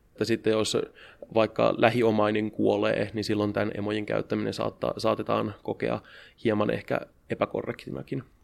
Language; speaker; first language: Finnish; native; Finnish